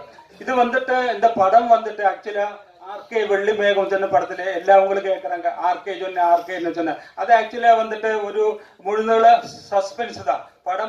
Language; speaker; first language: Tamil; non-native, local second language; Malayalam